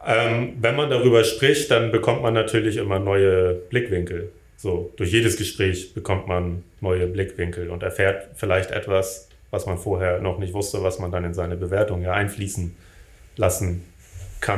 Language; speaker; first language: German; native; German